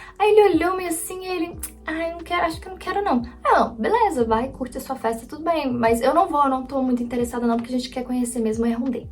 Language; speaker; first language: Portuguese; native; Portuguese